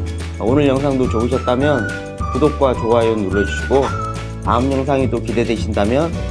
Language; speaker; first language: Korean; native; Korean